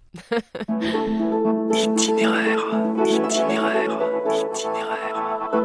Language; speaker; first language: French; native; French